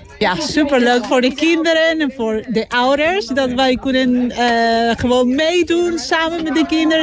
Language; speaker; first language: Dutch; non-native, fluent; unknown